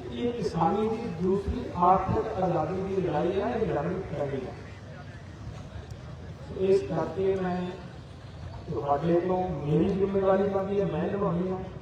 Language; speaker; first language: Hindi; non-native, local second language; Punjabi